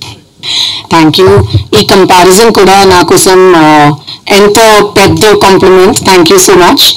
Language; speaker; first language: Telugu; non-native, local second language; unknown